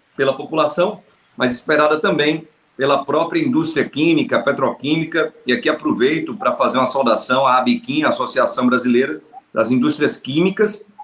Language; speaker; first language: Portuguese; native; Portuguese